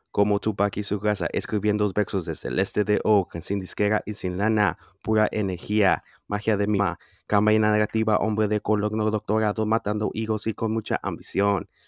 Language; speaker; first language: Spanish; early bilingual, heritage; Spanish